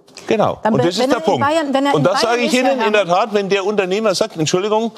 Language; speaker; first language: German; native; German